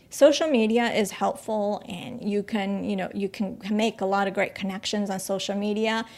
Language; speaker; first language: English; native; English